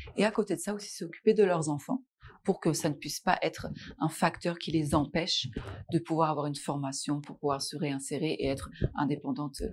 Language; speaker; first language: French; non-native, local second language; Arabic